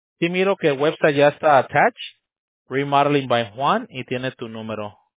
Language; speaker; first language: Spanish; early bilingual, heritage; Spanish